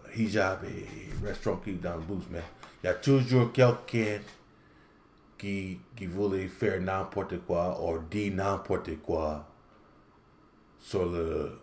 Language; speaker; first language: French; non-native, learner; English